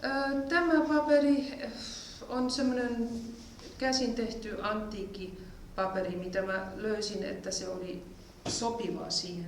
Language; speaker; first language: Finnish; non-native, fluent; German